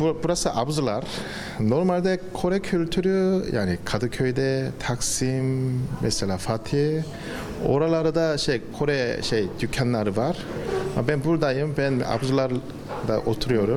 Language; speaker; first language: Turkish; non-native, learner; Korean